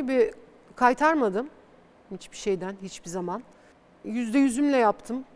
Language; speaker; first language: Turkish; early bilingual, other home language; Bulgarian